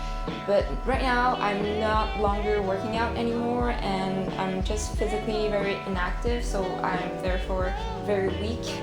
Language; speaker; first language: English; non-native, local second language; French